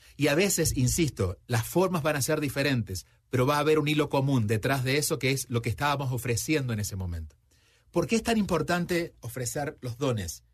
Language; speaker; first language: Spanish; native; Spanish